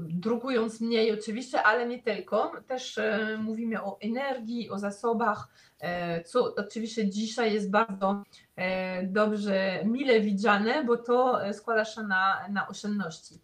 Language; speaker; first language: Polish; non-native, fluent; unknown